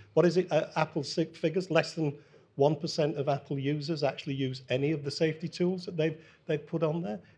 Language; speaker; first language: English; native; English